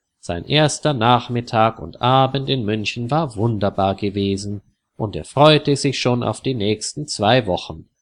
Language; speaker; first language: German; native; German